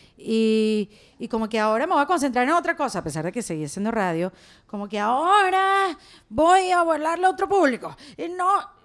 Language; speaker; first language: Spanish; native; Spanish